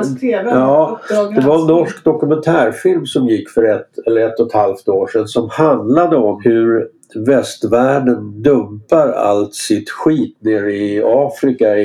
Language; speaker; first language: Swedish; native; Swedish